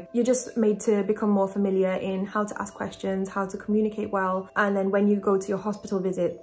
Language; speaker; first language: English; native; English